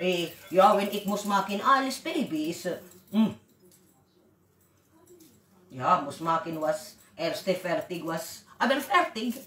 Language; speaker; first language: German; non-native, learner; Waray